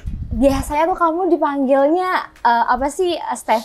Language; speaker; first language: Indonesian; native; Indonesian